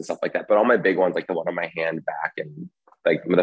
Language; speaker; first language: English; native; English